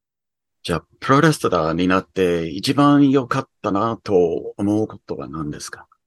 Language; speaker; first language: Japanese; early bilingual, heritage; English